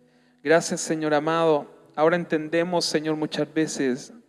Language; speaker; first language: Spanish; native; Spanish